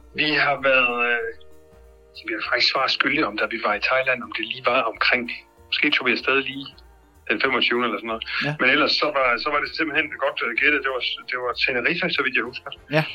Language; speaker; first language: Danish; native; Danish